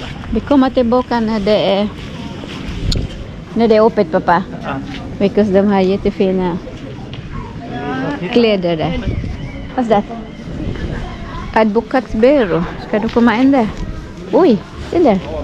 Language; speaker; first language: Swedish; non-native, learner; Cebuano